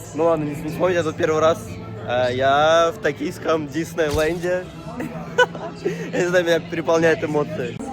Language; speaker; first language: Russian; native; Russian